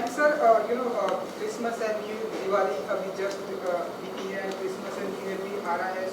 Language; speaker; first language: Hindi; native; Hindi